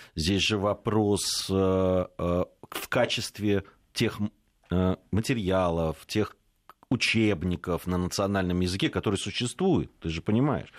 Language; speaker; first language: Russian; native; Russian